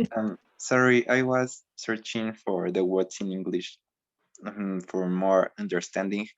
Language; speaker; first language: English; non-native, learner; Spanish